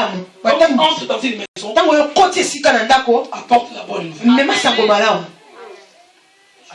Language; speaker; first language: French; non-native, local second language; Lingala